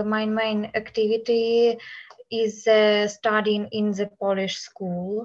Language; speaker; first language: English; non-native, learner; Ukrainian